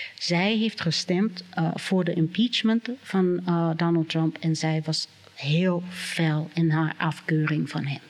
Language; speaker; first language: Dutch; non-native, fluent; English